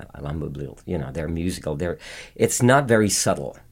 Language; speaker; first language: English; non-native, local second language; Filipino